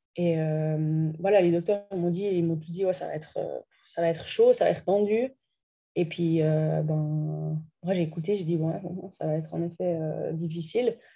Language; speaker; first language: French; native; French